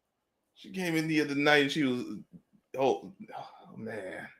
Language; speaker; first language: English; native; English